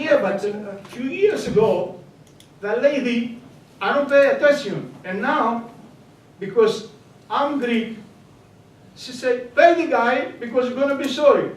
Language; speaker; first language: English; non-native, learner; Greek